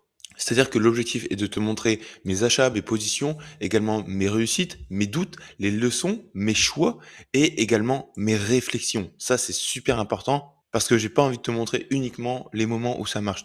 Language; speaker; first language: French; native; French